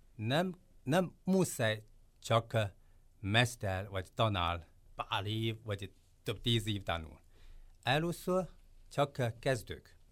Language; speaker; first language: Hungarian; non-native, learner; Chinese